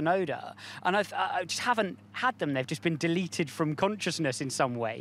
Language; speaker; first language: English; native; English